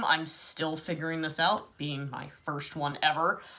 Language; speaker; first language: English; native; English